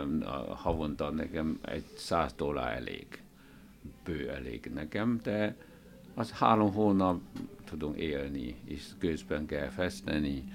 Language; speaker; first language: Hungarian; non-native, learner; Chinese